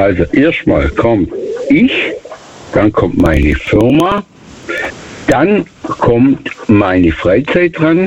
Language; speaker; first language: German; native; German